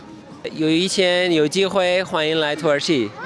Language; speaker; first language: Chinese; non-native, learner; Turkish